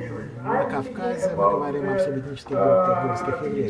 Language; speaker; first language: Russian; non-native, local second language; Azerbaijani